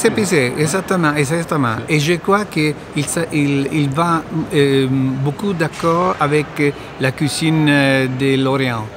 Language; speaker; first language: French; non-native, learner; Italian